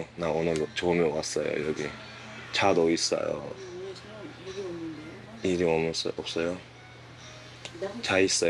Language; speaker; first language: Korean; non-native, learner; Kazakh